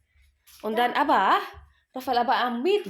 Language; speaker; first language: German; non-native, learner; Filipino